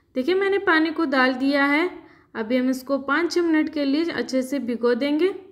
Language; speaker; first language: Hindi; non-native, local second language; Urdu